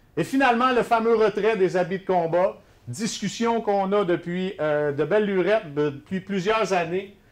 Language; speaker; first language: French; native; French